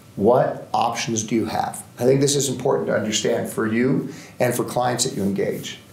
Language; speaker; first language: English; native; English